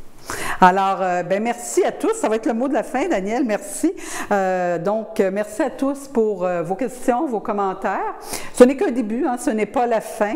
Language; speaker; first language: French; native; French